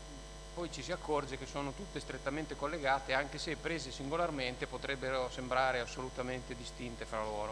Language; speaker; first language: Italian; native; Italian